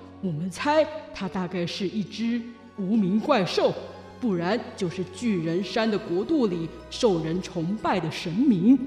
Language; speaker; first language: Chinese; native; Chinese